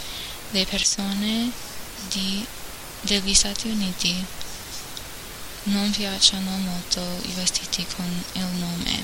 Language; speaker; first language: Italian; non-native, learner; English